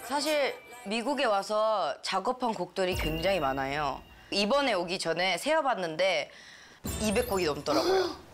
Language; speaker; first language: Korean; native; Korean